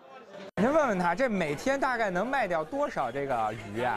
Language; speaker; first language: Chinese; native; Chinese